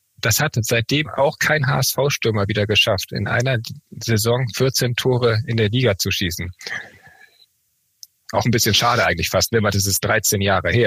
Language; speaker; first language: German; native; German